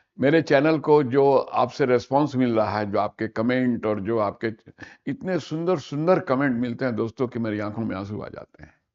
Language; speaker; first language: Hindi; native; Hindi